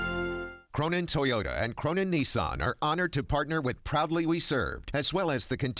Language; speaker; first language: English; native; English